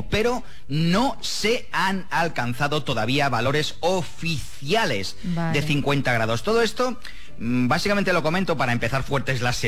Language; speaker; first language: Spanish; native; Spanish